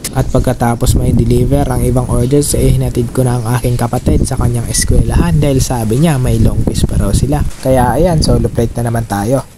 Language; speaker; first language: Filipino; non-native, local second language; Bikol